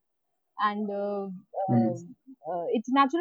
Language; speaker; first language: English; non-native, local second language; Hindi